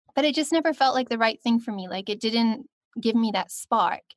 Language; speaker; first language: English; native; English